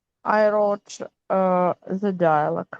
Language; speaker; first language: English; non-native, learner; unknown